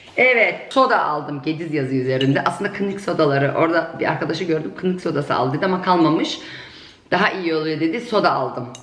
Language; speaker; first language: Turkish; early bilingual, heritage; Turkish